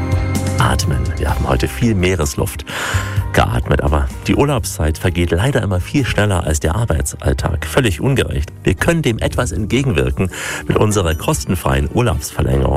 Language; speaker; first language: German; native; German